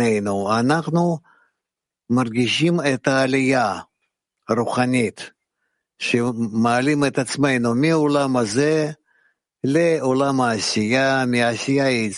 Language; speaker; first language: Hebrew; non-native, fluent; Russian